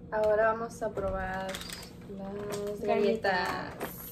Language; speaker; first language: Spanish; early bilingual, heritage; English